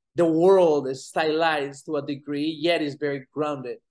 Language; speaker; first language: English; non-native, fluent; Spanish